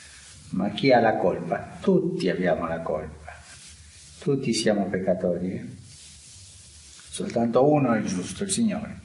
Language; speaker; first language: Italian; non-native, fluent; Spanish